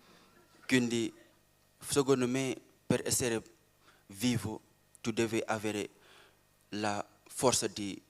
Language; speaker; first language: Italian; non-native, learner; Wolof